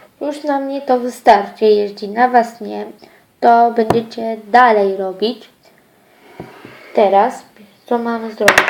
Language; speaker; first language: Polish; early bilingual, other home language; Ukrainian